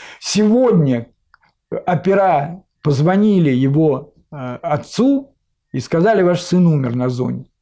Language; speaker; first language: Russian; native; Russian